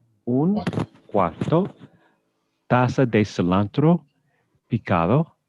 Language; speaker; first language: Spanish; non-native, learner; English